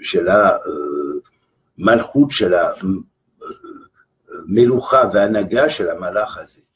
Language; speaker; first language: Hebrew; non-native, fluent; French